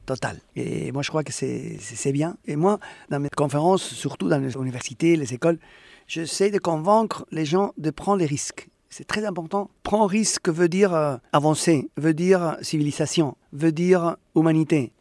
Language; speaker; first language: French; non-native, fluent; Spanish